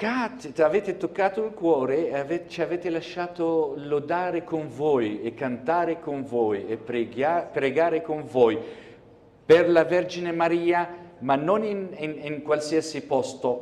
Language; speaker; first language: Italian; non-native, fluent; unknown